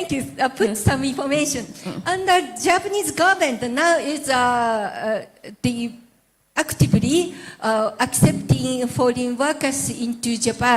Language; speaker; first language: English; non-native, learner; Japanese